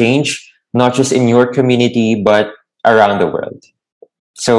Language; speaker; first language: English; non-native, local second language; Filipino